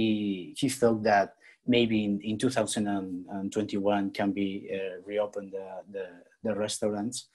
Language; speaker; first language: English; non-native, learner; Spanish